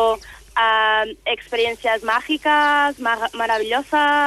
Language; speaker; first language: Spanish; non-native, learner; Portuguese